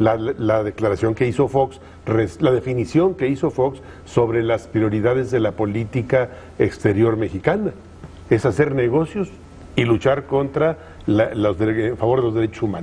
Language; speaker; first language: Spanish; native; Spanish